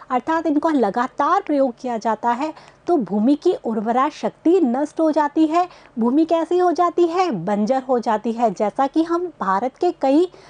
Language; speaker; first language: Hindi; native; Hindi